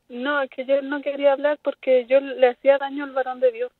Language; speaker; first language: Spanish; native; Spanish